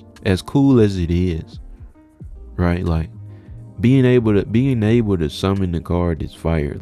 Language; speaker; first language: English; native; English